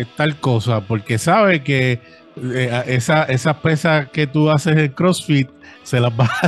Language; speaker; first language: Spanish; early bilingual, heritage; Spanish